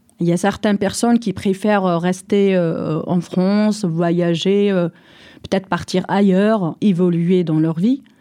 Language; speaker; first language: French; non-native, local second language; Arabic